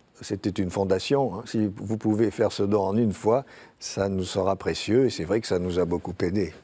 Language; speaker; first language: French; native; French